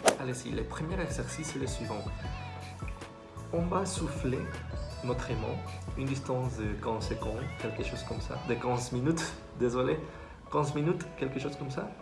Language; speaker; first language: French; non-native, fluent; Spanish